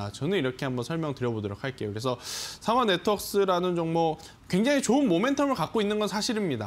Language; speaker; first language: Korean; native; Korean